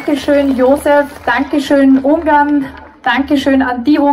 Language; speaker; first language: German; native; German